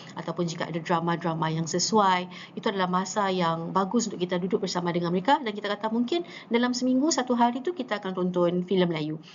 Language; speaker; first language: Malay; native; Malay